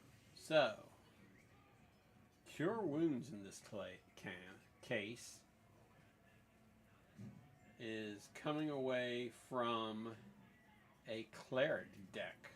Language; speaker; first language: English; native; English